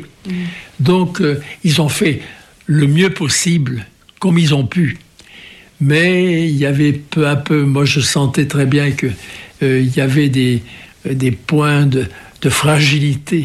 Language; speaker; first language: French; native; French